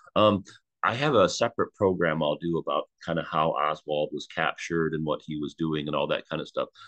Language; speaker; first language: English; native; English